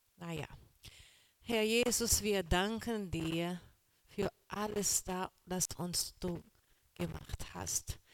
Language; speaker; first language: German; non-native, learner; Portuguese